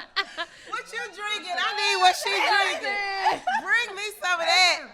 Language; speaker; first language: English; native; English